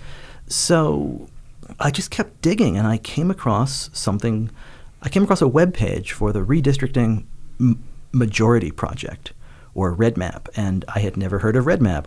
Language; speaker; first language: English; native; English